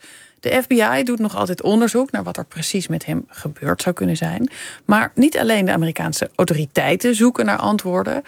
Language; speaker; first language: Dutch; native; Dutch